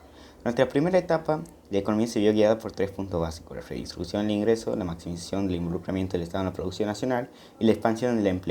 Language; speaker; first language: Spanish; native; Spanish